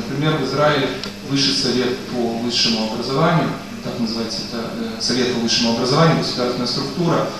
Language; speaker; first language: Russian; native; Russian